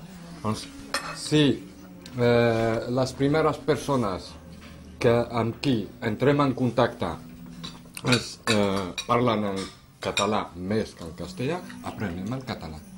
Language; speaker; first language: Catalan; non-native, fluent; Arabic